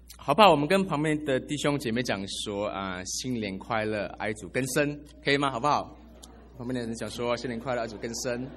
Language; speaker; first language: Chinese; native; Chinese